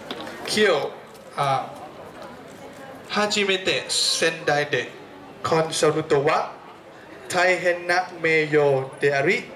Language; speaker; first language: Japanese; non-native, learner; Thai